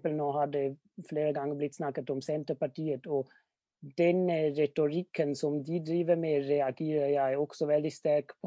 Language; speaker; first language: Norwegian; non-native, fluent; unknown